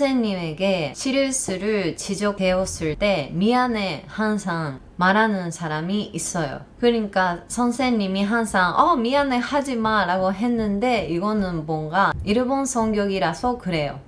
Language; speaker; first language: Korean; non-native, learner; Japanese